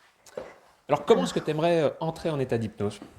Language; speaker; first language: French; native; French